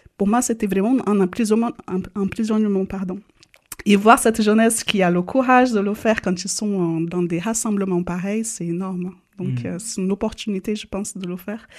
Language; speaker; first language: French; non-native, fluent; Portuguese